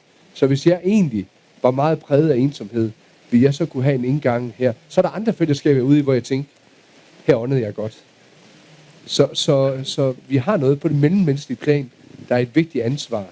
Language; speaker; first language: Danish; native; Danish